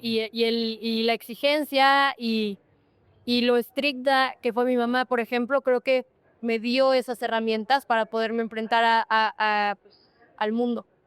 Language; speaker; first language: Spanish; native; Spanish